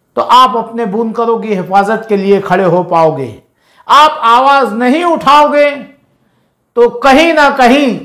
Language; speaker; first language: Hindi; non-native, local second language; Urdu